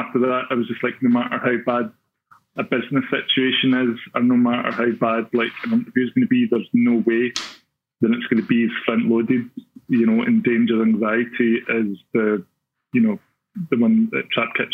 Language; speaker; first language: English; native; English